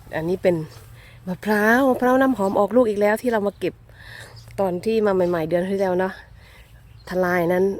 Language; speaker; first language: Thai; non-native, local second language; Northern Khmer